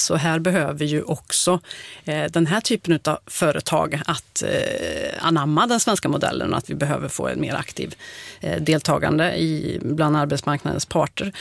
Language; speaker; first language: Swedish; native; Swedish